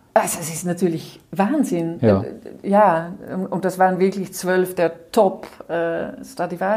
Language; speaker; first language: German; non-native, fluent; Dutch